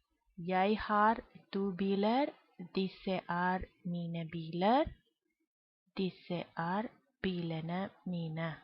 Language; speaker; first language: Norwegian; non-native, fluent; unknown